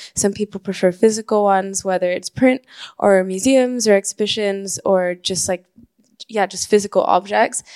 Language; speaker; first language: English; non-native, fluent; Spanish